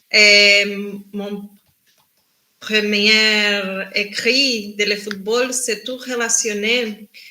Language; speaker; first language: French; non-native, learner; Spanish